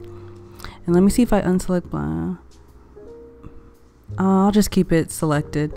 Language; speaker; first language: English; native; English